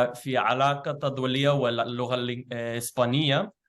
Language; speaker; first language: Arabic; non-native, fluent; English